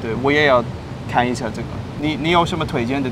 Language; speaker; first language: Chinese; non-native, fluent; English